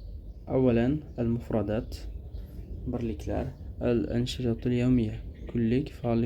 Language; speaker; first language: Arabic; non-native, fluent; Uzbek